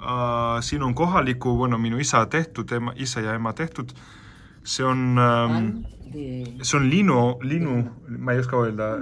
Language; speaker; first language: Estonian; non-native, learner; Spanish